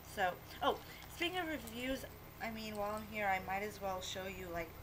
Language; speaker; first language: English; native; English